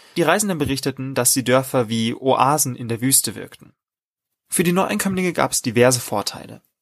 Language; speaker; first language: German; native; German